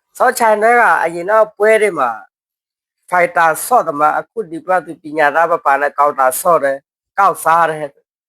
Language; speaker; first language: Burmese; native; Burmese